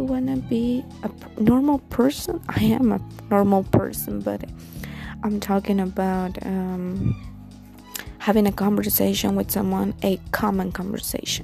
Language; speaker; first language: English; non-native, learner; Spanish